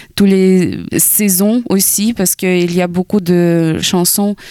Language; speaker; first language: French; non-native, fluent; Ukrainian